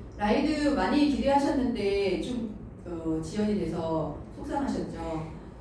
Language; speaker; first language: Korean; native; Korean